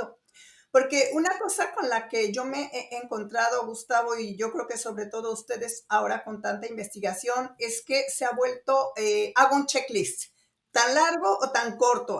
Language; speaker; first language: Spanish; native; Spanish